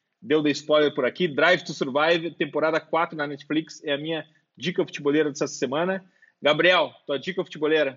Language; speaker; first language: Portuguese; native; Portuguese